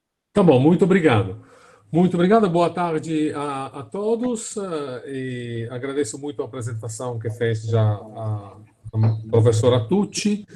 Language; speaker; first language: Portuguese; non-native, fluent; Italian